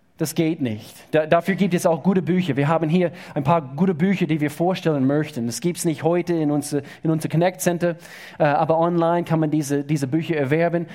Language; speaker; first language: German; non-native, fluent; English